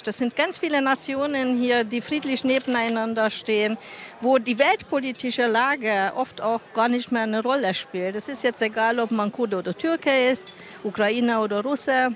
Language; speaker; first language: German; non-native, fluent; Hungarian